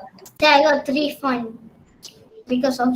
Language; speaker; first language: English; non-native, local second language; Tamil